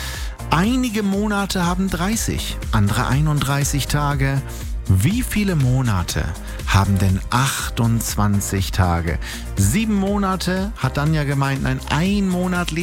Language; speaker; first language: German; native; German